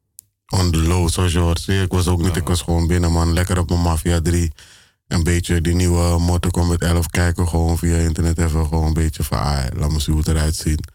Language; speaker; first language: Dutch; native; Dutch